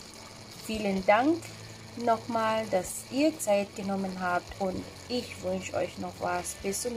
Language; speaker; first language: German; non-native, fluent; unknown